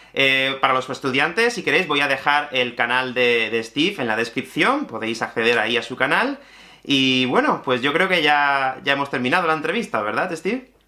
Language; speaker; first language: Spanish; native; Spanish